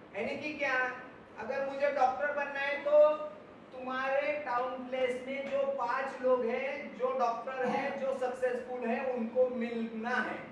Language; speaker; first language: Hindi; non-native, local second language; Marathi